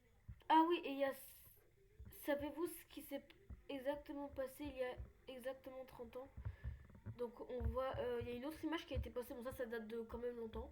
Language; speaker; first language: French; native; French